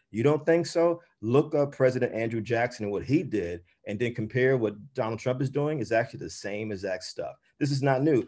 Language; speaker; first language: English; native; English